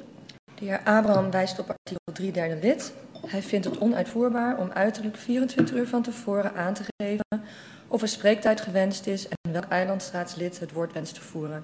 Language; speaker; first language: Dutch; native; Dutch